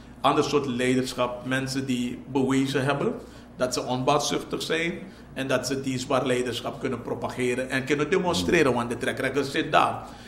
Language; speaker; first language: Dutch; native; Dutch